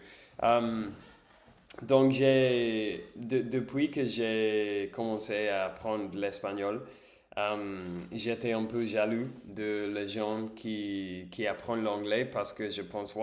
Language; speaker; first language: French; non-native, learner; English